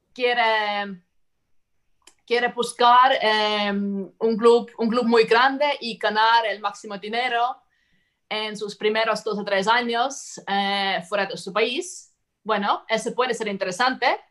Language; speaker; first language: Spanish; non-native, fluent; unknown